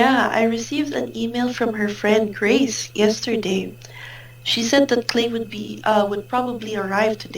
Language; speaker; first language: English; non-native, fluent; Filipino